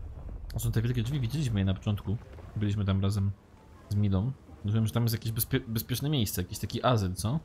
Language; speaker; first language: Polish; native; Polish